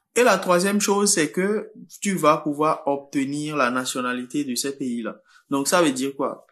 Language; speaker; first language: French; non-native, local second language; Fon